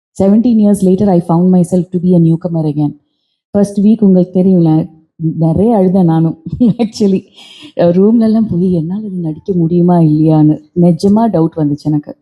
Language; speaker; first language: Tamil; non-native, learner; Malayalam